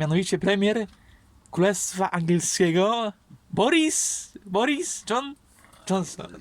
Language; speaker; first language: Polish; native; Polish